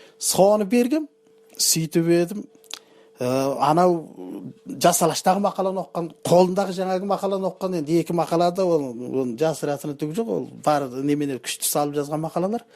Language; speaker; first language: Kazakh; early bilingual, heritage; Kazakh